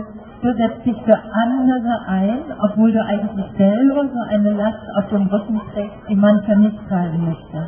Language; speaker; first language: German; native; German